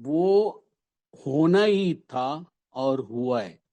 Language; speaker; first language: Hindi; non-native, local second language; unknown